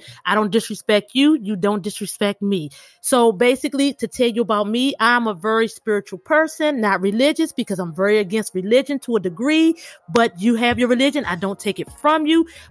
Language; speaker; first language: English; native; English